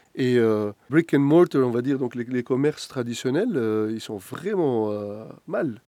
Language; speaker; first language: French; non-native, local second language; Arabic